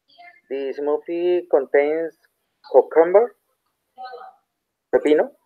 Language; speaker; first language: English; non-native, learner; Spanish